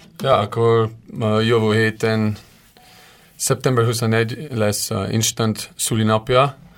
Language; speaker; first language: Hungarian; non-native, learner; English